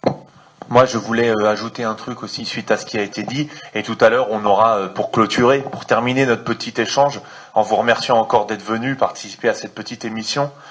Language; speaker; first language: French; native; French